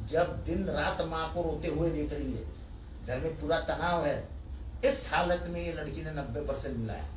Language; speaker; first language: Hindi; non-native, local second language; Marathi